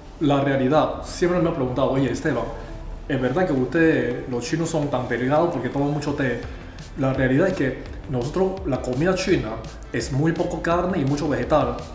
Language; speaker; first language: Spanish; non-native, fluent; Chinese